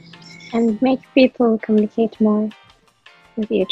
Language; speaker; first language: English; non-native, learner; Arabic